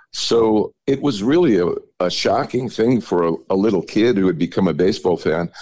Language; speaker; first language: English; native; English